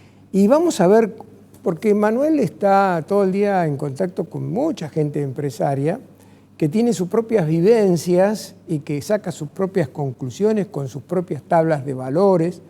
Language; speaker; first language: Spanish; native; Spanish